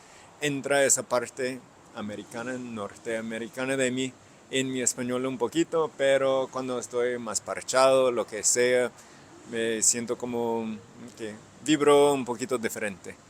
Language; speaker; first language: Spanish; non-native, fluent; English